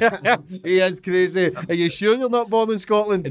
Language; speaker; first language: English; non-native, learner; Portuguese